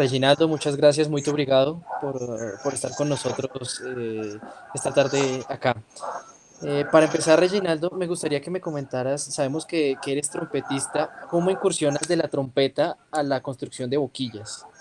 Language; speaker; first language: Spanish; native; Spanish